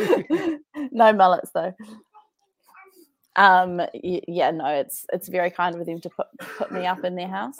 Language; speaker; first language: English; native; English